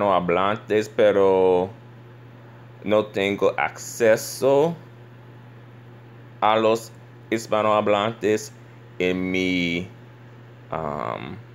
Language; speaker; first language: Spanish; non-native, learner; English